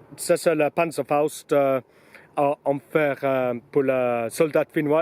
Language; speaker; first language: French; non-native, learner; English